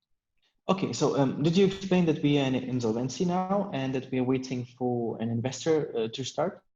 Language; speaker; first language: English; non-native, fluent; German